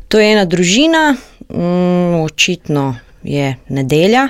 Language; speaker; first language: Slovenian; non-native, learner; Croatian